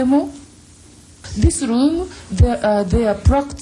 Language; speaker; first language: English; non-native, learner; Japanese